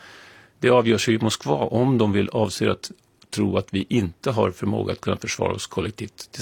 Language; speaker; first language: Swedish; native; Swedish